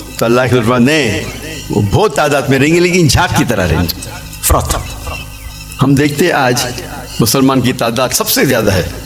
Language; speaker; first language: Urdu; non-native, local second language; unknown